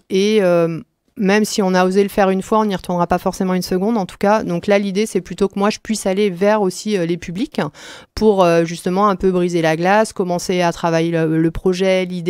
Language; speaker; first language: French; native; French